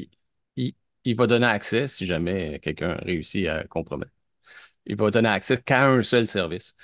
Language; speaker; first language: French; native; French